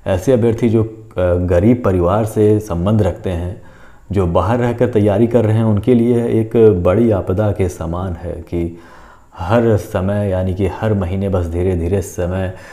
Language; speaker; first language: Hindi; native; Hindi